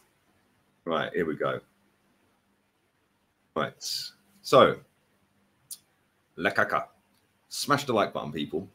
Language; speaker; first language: English; native; English